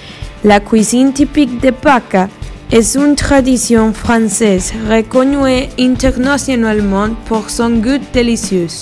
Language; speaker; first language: French; non-native, learner; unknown